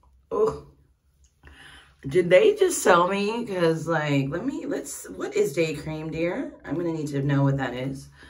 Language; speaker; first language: English; native; English